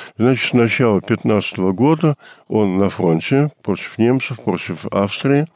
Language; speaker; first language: Russian; early bilingual, heritage; Russian